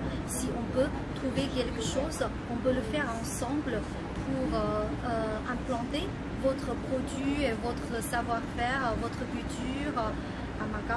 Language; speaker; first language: French; non-native, fluent; Chinese